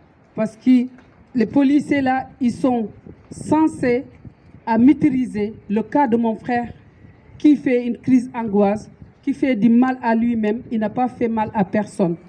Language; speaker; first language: French; non-native, local second language; Wolof